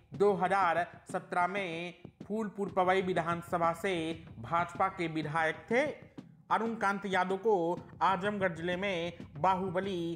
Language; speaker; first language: Hindi; native; Hindi